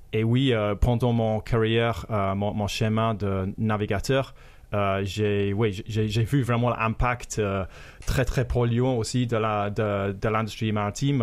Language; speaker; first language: French; non-native, fluent; English